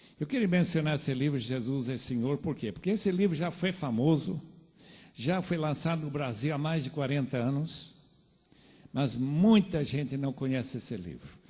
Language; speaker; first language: Portuguese; non-native, fluent; English